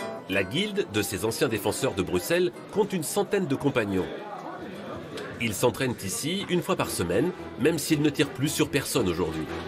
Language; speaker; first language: French; native; French